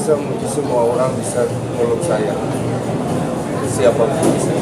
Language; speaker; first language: Indonesian; non-native, learner; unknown